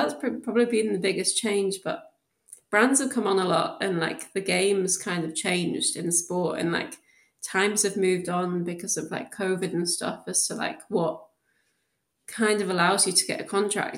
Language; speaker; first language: English; native; English